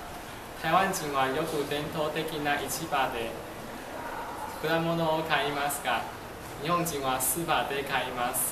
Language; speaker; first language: Japanese; non-native, learner; Chinese